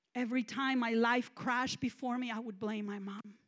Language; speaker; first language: English; non-native, fluent; Spanish